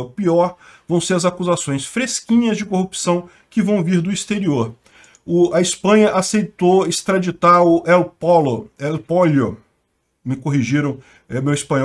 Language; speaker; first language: Portuguese; native; Portuguese